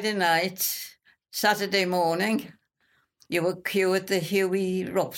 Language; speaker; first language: English; native; English